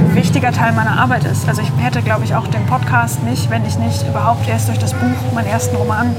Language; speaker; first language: German; native; German